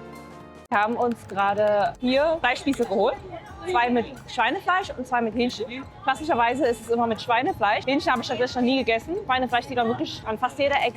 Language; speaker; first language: German; native; German